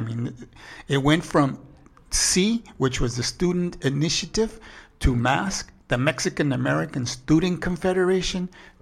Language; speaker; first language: English; native; English